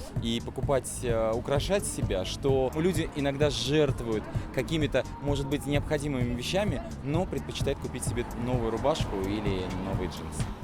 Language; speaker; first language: Russian; native; Russian